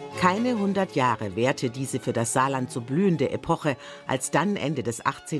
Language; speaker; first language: German; native; German